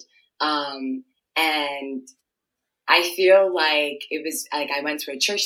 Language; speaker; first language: English; early bilingual, other home language; Akan